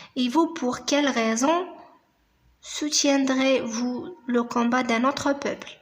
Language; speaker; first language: French; non-native, local second language; Arabic